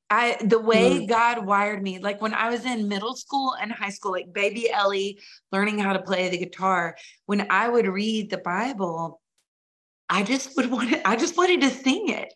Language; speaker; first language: English; native; English